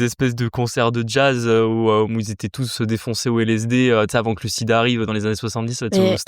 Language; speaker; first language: French; native; French